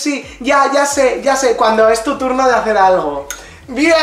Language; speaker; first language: Spanish; native; Spanish